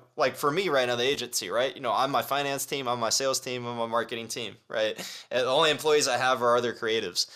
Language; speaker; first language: English; early bilingual, other home language; Chinese